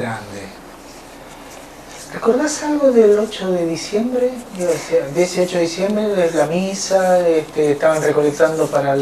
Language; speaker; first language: Spanish; native; Spanish